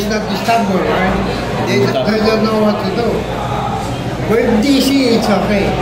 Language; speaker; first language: English; non-native, learner; Filipino